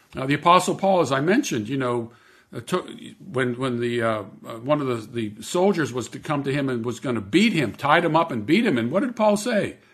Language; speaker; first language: English; native; English